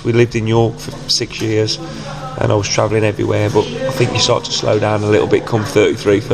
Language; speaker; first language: English; native; English